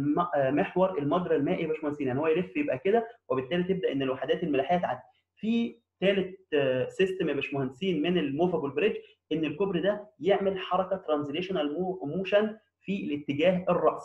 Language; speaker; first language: Arabic; native; Arabic